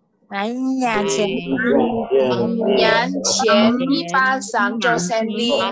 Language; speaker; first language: Cantonese; non-native, learner; Indonesian